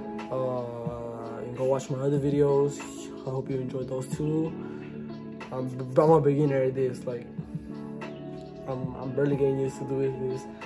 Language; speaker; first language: English; early bilingual, other home language; Spanish